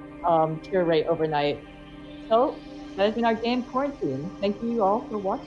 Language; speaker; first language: English; native; English